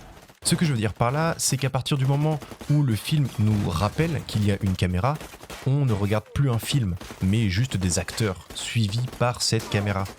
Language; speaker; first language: French; native; French